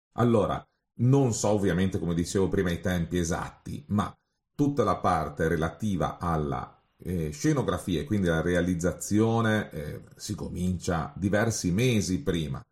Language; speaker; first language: Italian; native; Italian